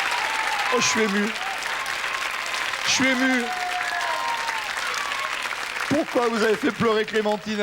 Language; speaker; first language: French; native; French